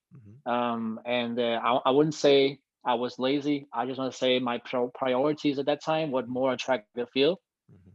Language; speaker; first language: English; non-native, fluent; Danish